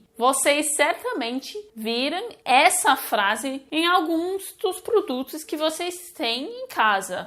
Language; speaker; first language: Portuguese; non-native, fluent; English